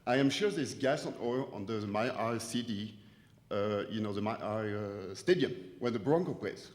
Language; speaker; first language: English; non-native, fluent; French